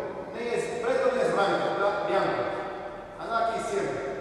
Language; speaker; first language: Spanish; non-native, learner; Portuguese